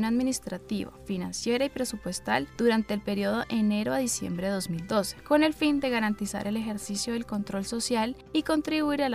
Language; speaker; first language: Spanish; native; Spanish